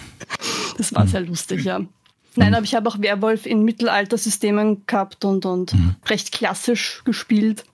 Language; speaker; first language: German; native; German